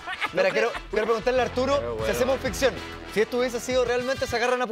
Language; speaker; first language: Spanish; native; Spanish